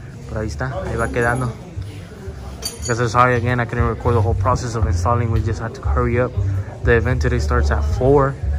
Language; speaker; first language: English; early bilingual, other home language; Spanish